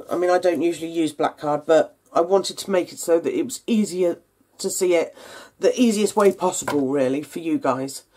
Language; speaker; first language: English; native; English